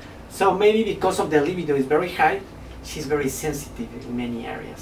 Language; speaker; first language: English; non-native, fluent; Spanish